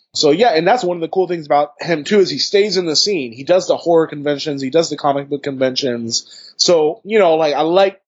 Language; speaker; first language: English; native; English